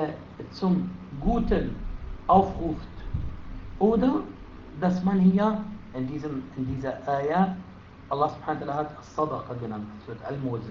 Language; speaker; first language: German; non-native, fluent; Arabic